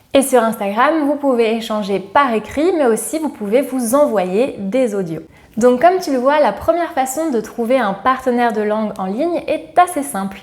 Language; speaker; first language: French; native; French